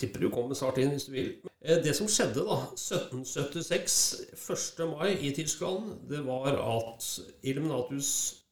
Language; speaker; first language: Norwegian; native; Norwegian